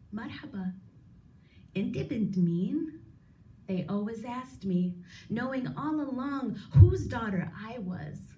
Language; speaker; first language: English; native; English